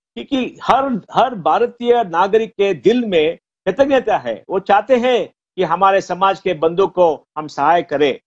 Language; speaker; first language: Hindi; non-native, local second language; Konkani